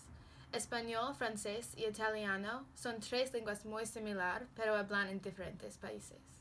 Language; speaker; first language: Spanish; non-native, learner; English